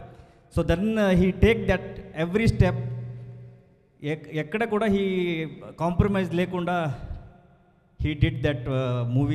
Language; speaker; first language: Telugu; non-native, local second language; Kannada